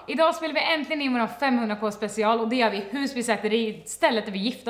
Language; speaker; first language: Swedish; native; Swedish